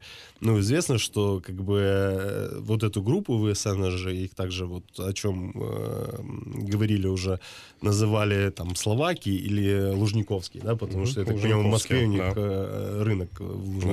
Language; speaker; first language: Russian; native; Russian